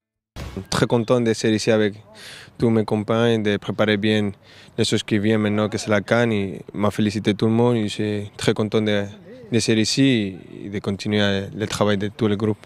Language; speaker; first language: French; non-native, learner; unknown